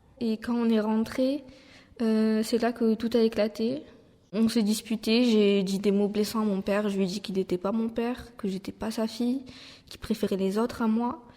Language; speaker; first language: French; native; French